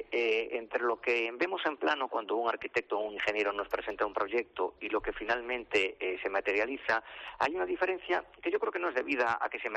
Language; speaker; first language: Spanish; native; Spanish